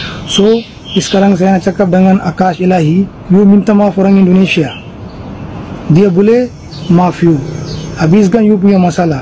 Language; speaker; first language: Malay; non-native, fluent; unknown